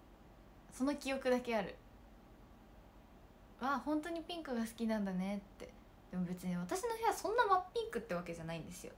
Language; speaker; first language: Japanese; native; Japanese